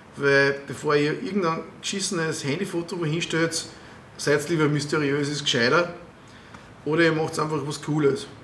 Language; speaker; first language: German; native; German